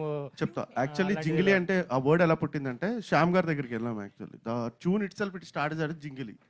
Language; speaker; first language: Telugu; native; Telugu